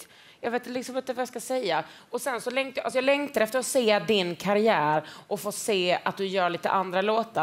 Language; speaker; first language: Swedish; native; Swedish